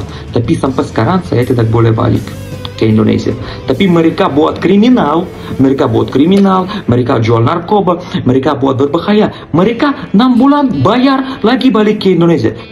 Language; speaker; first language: Indonesian; non-native, learner; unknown